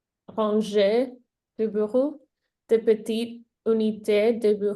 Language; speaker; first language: French; non-native, learner; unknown